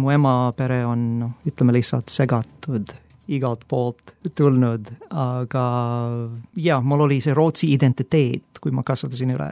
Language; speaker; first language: Estonian; non-native, fluent; English